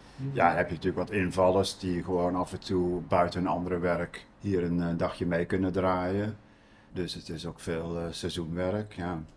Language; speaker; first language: Dutch; native; Dutch